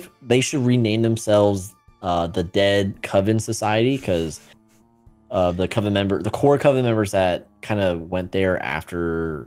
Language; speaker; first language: English; native; English